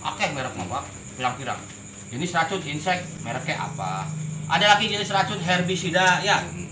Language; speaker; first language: Indonesian; non-native, local second language; Javanese